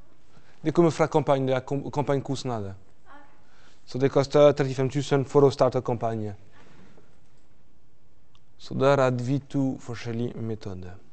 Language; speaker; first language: Norwegian; non-native, fluent; French